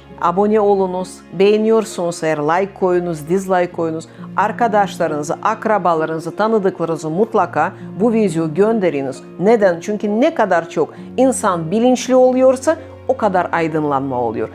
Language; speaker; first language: Turkish; non-native, fluent; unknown